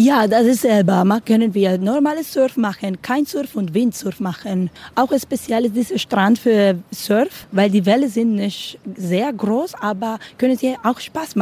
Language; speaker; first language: German; non-native, learner; Spanish